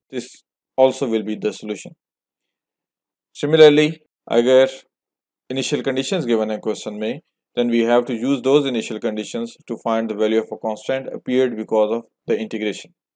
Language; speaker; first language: English; non-native, local second language; Hindi